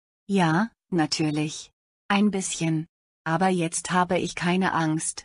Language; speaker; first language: German; non-native, learner; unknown